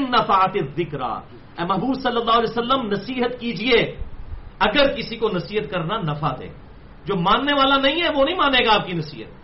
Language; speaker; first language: Urdu; non-native, local second language; Punjabi